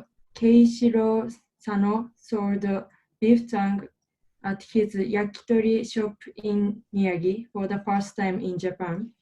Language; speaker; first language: English; non-native, learner; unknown